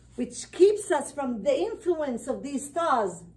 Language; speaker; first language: English; non-native, fluent; Hebrew